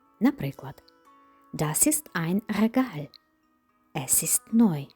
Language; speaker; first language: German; non-native, fluent; Ukrainian